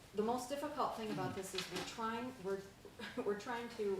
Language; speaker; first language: English; native; English